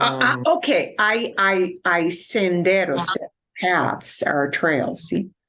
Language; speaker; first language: Spanish; non-native, fluent; English